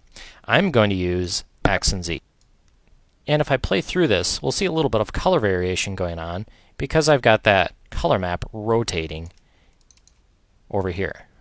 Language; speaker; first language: English; native; English